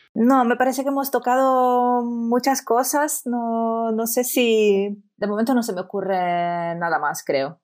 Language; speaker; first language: Spanish; non-native, fluent; Italian